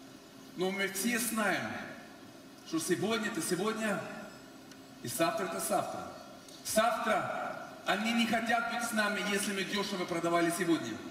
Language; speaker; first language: Russian; non-native, fluent; Swedish